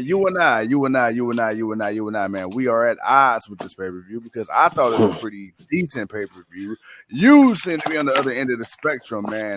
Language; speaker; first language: English; native; English